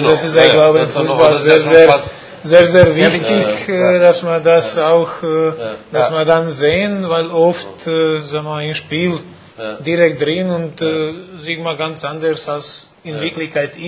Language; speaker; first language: German; non-native, fluent; Croatian